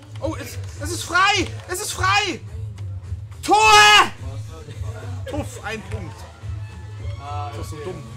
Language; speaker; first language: German; native; German